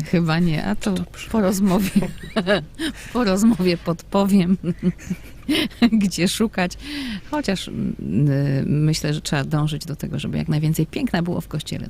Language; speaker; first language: Polish; native; Polish